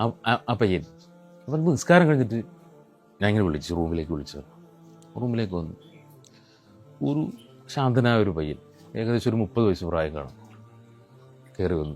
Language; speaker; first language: Malayalam; native; Malayalam